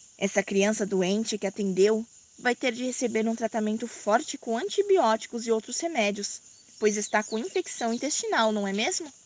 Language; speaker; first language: Portuguese; native; Portuguese